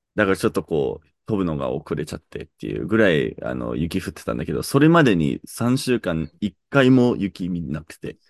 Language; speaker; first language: Japanese; non-native, fluent; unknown